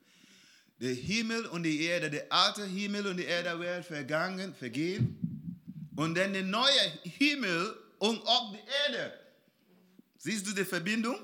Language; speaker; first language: German; non-native, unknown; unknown